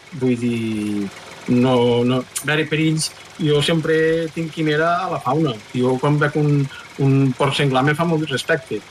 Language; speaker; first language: Catalan; native; Catalan